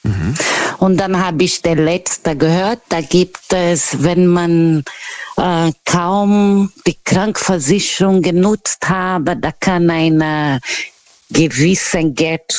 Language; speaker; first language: German; non-native, learner; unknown